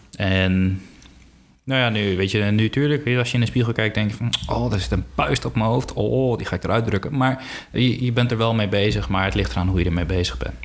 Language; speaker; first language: Dutch; early bilingual, other home language; Papiamento